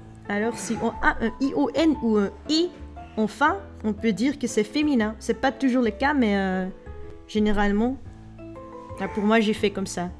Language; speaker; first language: French; non-native, learner; Dutch